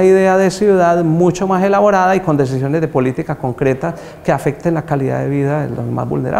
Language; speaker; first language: Spanish; native; Spanish